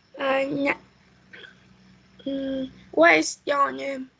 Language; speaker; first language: English; non-native, learner; Vietnamese